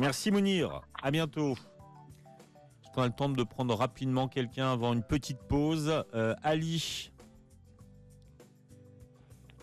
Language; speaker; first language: French; native; French